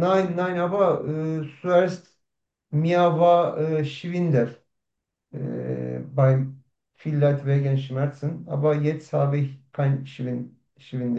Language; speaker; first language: German; non-native, learner; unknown